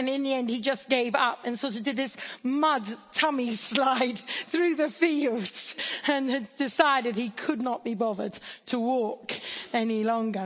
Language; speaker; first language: English; native; English